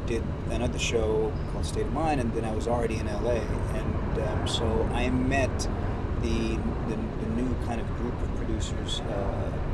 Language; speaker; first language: English; non-native, fluent; Arabic